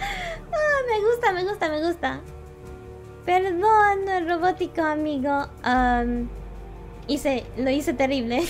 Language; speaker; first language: Spanish; non-native, learner; English